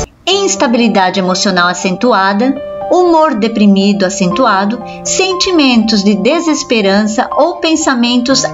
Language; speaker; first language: Portuguese; native; Portuguese